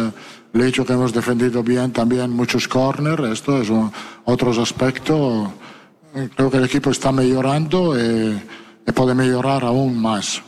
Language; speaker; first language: Spanish; non-native, fluent; Italian